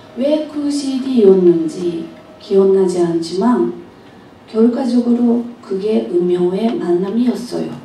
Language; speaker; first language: Korean; non-native, fluent; Japanese